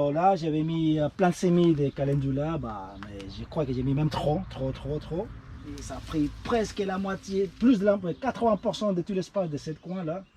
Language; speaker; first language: French; native; French